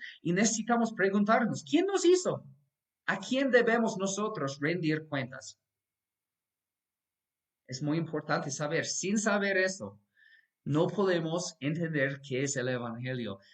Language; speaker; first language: Spanish; non-native, fluent; English